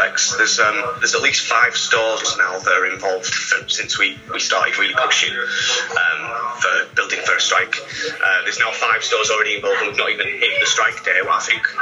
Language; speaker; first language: English; native; English